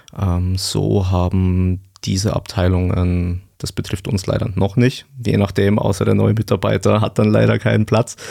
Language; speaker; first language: German; native; German